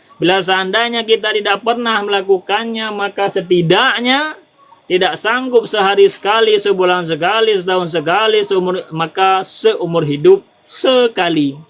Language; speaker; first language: Malay; non-native, local second language; Achinese